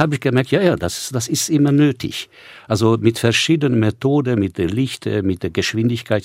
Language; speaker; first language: German; non-native, fluent; Hungarian